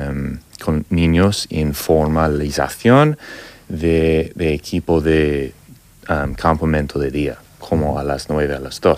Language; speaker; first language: Spanish; non-native, fluent; English